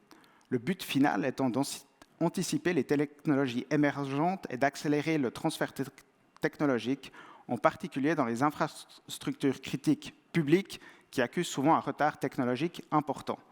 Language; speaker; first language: French; native; French